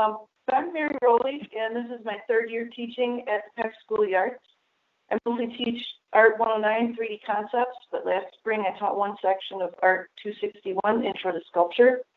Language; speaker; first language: English; native; English